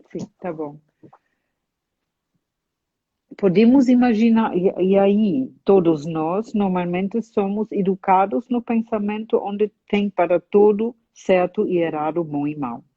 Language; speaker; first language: Portuguese; non-native, fluent; German